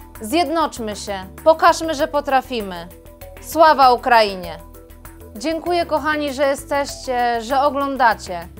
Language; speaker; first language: Polish; native; Polish